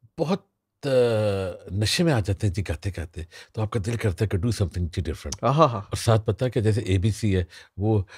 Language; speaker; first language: Urdu; non-native, local second language; Punjabi